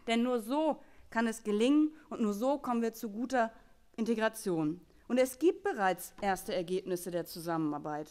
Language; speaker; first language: German; native; German